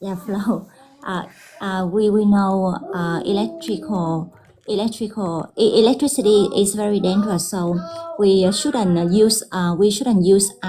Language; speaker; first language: English; non-native, learner; Vietnamese